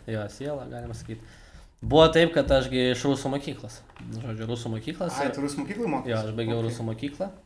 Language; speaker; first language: Lithuanian; non-native, local second language; Russian